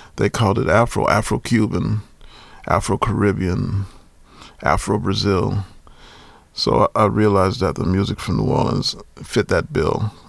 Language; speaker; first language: English; native; English